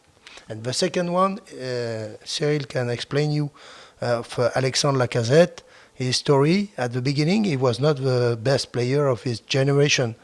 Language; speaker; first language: English; non-native, fluent; French